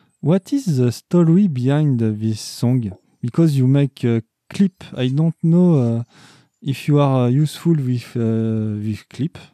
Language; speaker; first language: English; non-native, learner; French